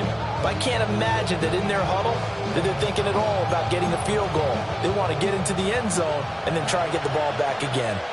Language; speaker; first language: English; native; English